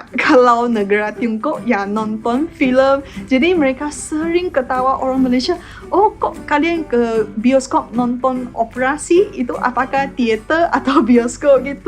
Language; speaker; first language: Indonesian; non-native, fluent; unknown